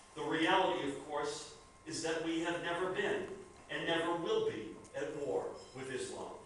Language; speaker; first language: English; native; English